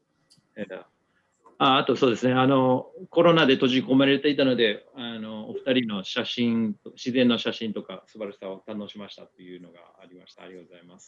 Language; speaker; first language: Japanese; native; Japanese